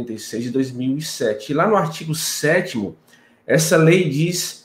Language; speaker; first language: Portuguese; native; Portuguese